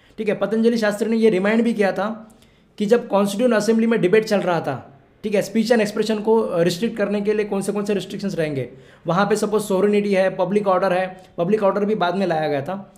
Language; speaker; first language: Hindi; non-native, local second language; Marathi